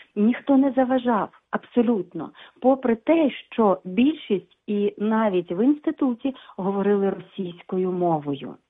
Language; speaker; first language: Ukrainian; non-native, local second language; Russian